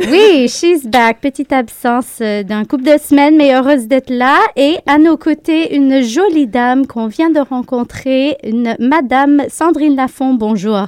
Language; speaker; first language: French; native; French